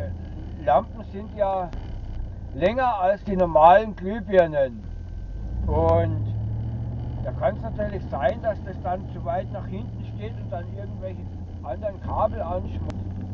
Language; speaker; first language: German; native; German